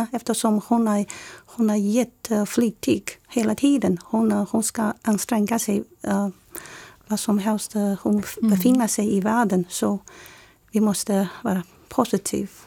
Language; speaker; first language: Swedish; non-native, fluent; Chinese